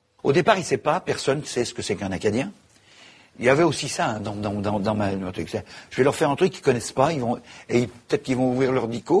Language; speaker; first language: French; native; French